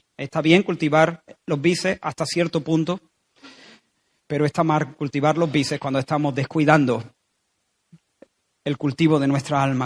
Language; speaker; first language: Spanish; native; Spanish